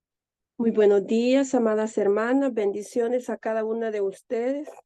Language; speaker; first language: Spanish; native; Spanish